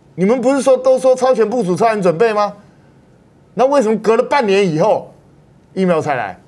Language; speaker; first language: Chinese; native; Chinese